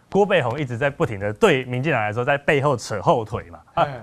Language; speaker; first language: Chinese; native; Chinese